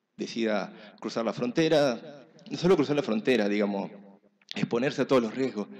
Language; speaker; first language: Spanish; native; Spanish